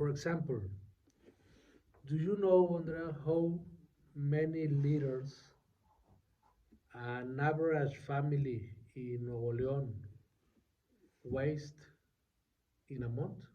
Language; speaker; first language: English; non-native, learner; Spanish